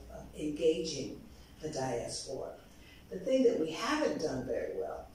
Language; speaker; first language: English; native; English